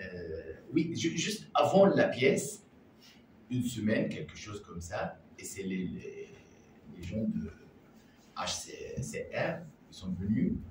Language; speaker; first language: French; non-native, learner; Arabic